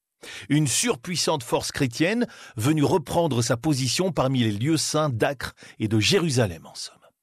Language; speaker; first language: French; native; French